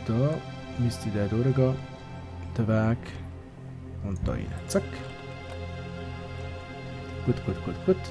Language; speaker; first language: German; native; German